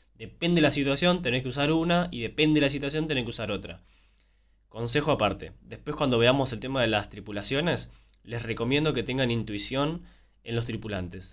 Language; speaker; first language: Spanish; native; Spanish